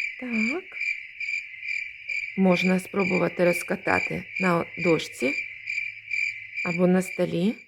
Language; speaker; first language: Ukrainian; native; Ukrainian